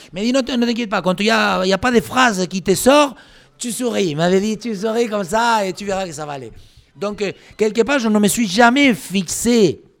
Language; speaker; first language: French; non-native, fluent; Spanish